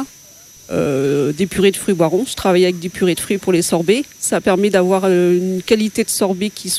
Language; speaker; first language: French; native; French